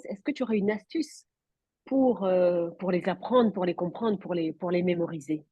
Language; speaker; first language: French; native; French